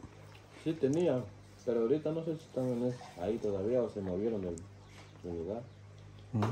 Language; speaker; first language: Spanish; native; Spanish